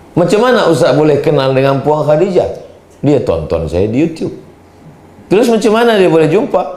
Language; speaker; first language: Malay; native; Malay